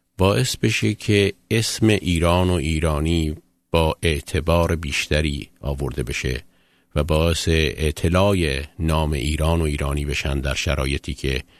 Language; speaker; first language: Persian; native; Persian